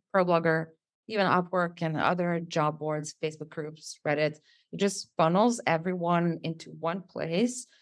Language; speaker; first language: English; non-native, fluent; Serbian